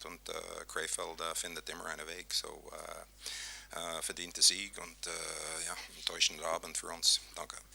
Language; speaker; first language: German; non-native, fluent; English